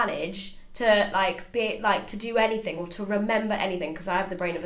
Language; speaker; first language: English; native; English